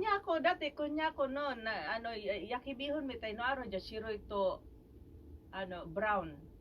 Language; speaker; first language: Japanese; non-native, fluent; Filipino